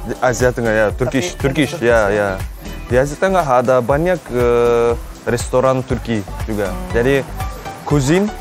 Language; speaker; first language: Indonesian; non-native, fluent; Turkish